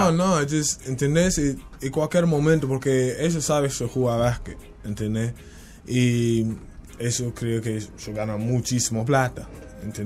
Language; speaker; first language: Spanish; non-native, learner; English